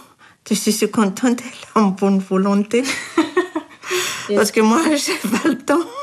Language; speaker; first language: French; non-native, learner; Malagasy